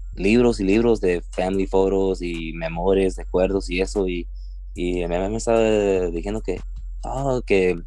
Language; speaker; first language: Spanish; early bilingual, heritage; Spanish